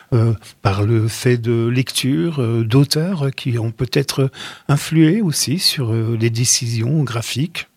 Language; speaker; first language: French; native; French